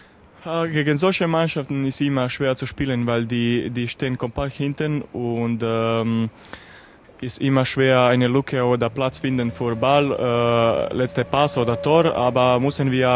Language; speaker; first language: German; non-native, learner; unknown